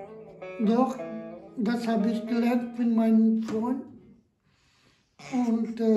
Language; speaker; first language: German; non-native, learner; Urdu